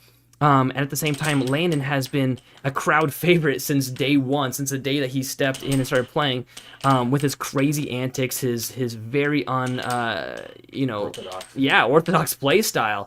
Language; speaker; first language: English; native; English